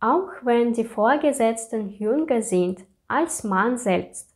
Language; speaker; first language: German; non-native, fluent; Russian